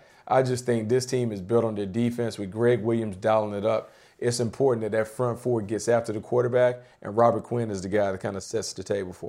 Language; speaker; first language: English; native; English